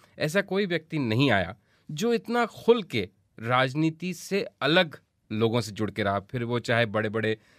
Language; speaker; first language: Hindi; native; Hindi